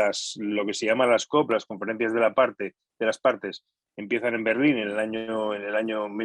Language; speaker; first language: Spanish; native; Spanish